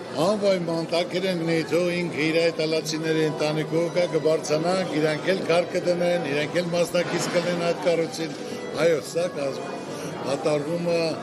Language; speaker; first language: Armenian; native; Armenian